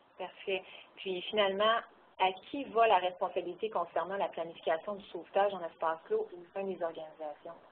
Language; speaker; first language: French; native; French